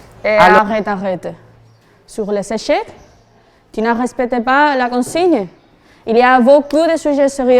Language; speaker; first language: French; non-native, learner; Spanish